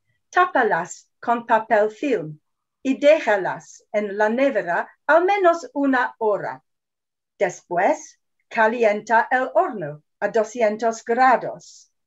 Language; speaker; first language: Spanish; non-native, fluent; English